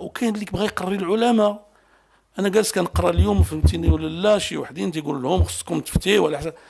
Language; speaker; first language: Arabic; native; Arabic